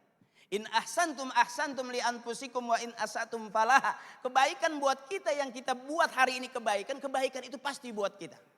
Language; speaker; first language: Malay; native; Malay